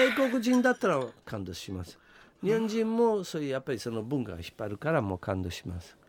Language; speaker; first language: Japanese; non-native, fluent; Italian